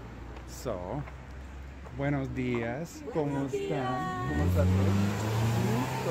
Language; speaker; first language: Spanish; non-native, learner; English